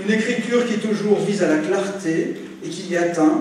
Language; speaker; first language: French; native; French